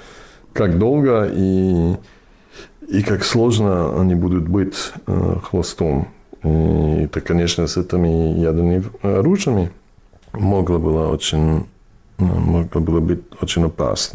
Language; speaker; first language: Russian; non-native, fluent; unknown